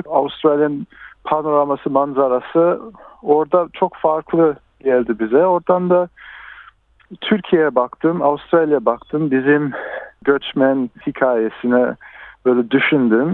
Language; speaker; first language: Turkish; early bilingual, heritage; Turkish